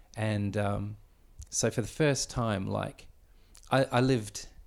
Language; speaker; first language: English; native; English